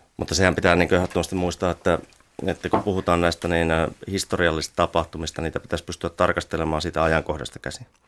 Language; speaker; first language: Finnish; native; Finnish